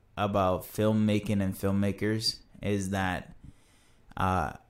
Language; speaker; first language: English; early bilingual, other home language; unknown